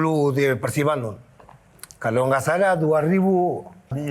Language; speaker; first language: Indonesian; non-native, fluent; Spanish